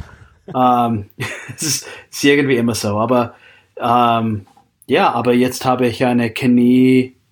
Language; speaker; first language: German; non-native, fluent; English